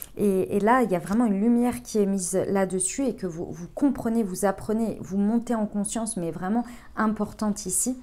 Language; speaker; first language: French; native; French